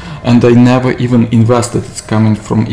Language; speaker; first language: English; non-native, fluent; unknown